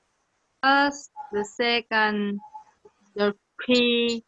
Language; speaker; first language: English; non-native, learner; Vietnamese